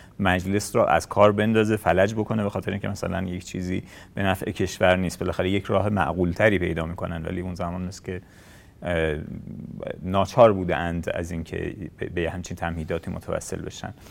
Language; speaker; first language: Persian; native; Persian